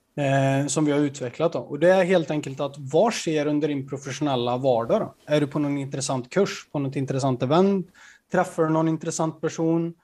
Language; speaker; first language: Swedish; native; Swedish